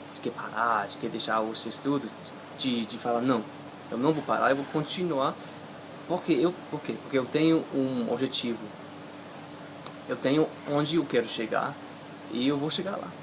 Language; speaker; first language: Portuguese; non-native, fluent; English